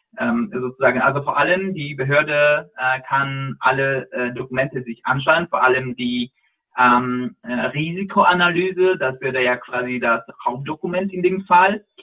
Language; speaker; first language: German; non-native, fluent; Polish